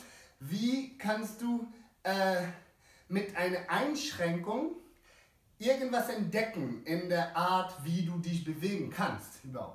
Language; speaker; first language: German; non-native, fluent; French